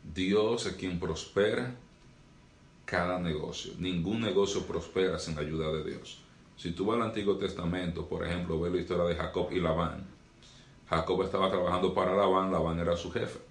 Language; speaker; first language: Spanish; native; Spanish